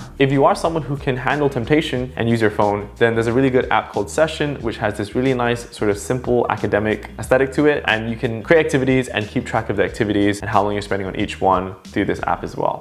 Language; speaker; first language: English; native; English